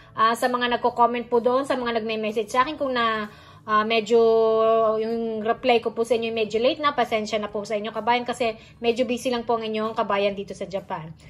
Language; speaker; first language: Filipino; native; Filipino